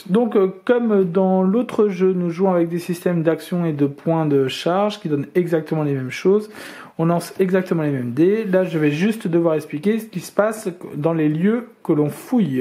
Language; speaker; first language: French; native; French